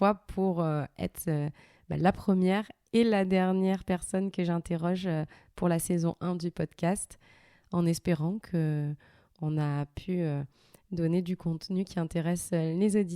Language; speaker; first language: French; early bilingual, other home language; Arabic